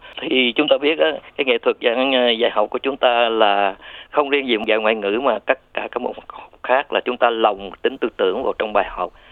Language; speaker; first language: Vietnamese; native; Vietnamese